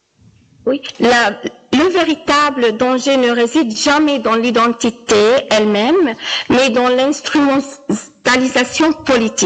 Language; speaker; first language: French; non-native, local second language; Arabic